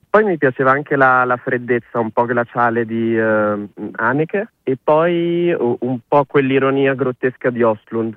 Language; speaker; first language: Italian; early bilingual, other home language; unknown